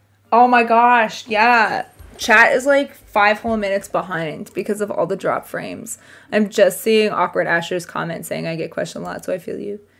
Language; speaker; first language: English; native; English